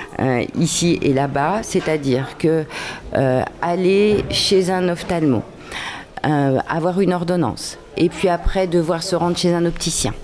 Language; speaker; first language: French; native; French